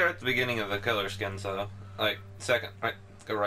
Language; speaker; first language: English; native; English